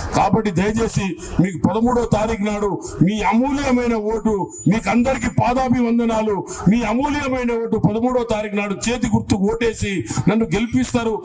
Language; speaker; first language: Telugu; non-native, local second language; Lambadi